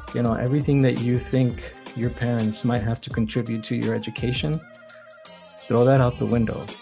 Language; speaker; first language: English; early bilingual, other home language; Spanish